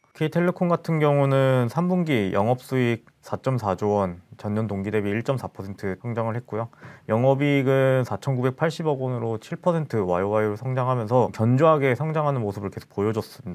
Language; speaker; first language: Korean; native; Korean